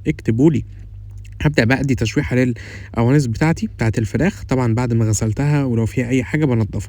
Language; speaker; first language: Arabic; native; Arabic